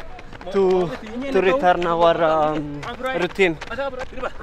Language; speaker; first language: English; non-native, learner; Italian